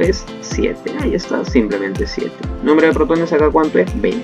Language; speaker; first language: Spanish; native; Spanish